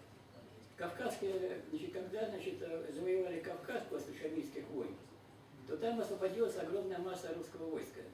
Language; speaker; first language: Russian; native; Russian